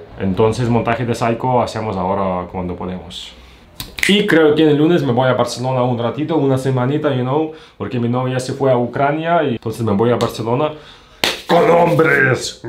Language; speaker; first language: Spanish; non-native, fluent; Russian